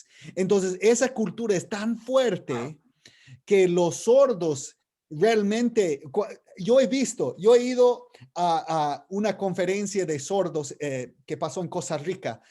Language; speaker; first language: Spanish; non-native, fluent; English